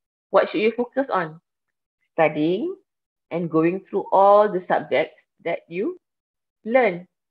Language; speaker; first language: English; non-native, local second language; Malay